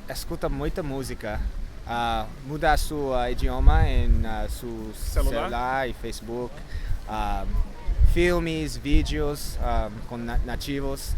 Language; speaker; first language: Portuguese; non-native, learner; English